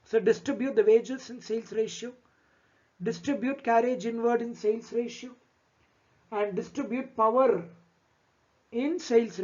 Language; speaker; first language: English; non-native, local second language; Kannada